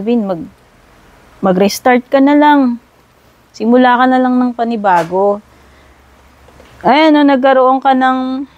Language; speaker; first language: Filipino; native; Filipino